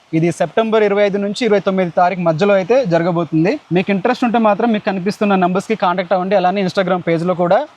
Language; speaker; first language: Telugu; non-native, local second language; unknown